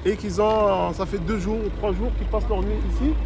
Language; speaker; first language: French; non-native, local second language; Arabic